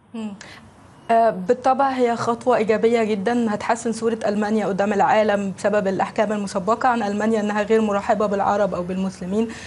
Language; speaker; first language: Arabic; native; Arabic